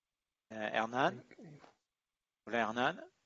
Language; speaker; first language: Spanish; non-native, learner; English